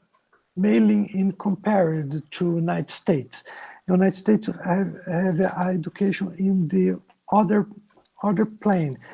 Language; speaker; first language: English; non-native, learner; Portuguese